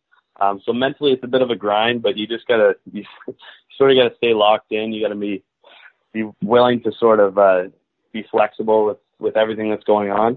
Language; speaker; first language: English; native; English